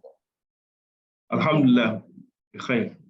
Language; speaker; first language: Arabic; non-native, learner; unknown